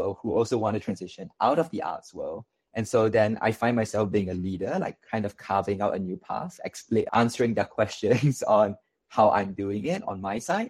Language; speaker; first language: English; non-native, local second language; Chinese